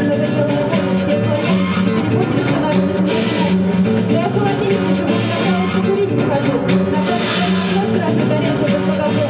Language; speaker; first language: Russian; native; Russian